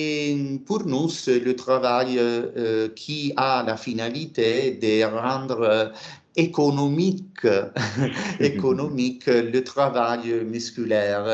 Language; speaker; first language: French; non-native, fluent; Italian